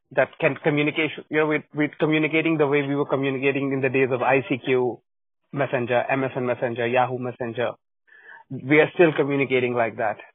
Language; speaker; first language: English; non-native, local second language; Hindi